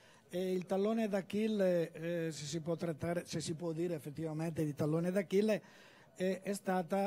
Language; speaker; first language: Italian; native; Italian